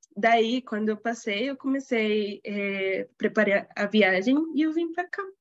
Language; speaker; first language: Portuguese; non-native, fluent; Spanish